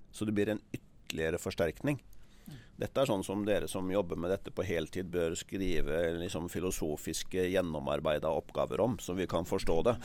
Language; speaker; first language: Norwegian; native; Norwegian